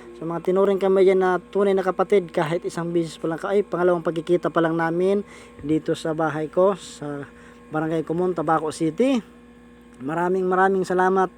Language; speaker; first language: Filipino; native; Filipino